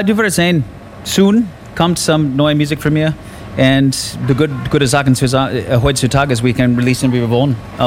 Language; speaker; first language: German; non-native, learner; English